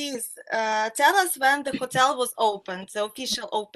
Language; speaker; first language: English; non-native, fluent; Russian